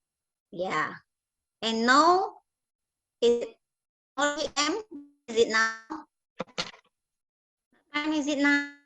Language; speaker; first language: English; non-native, learner; Indonesian